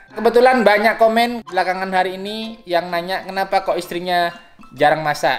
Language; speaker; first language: Indonesian; non-native, local second language; Javanese